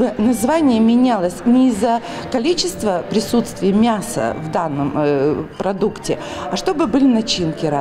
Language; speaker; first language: Russian; native; Russian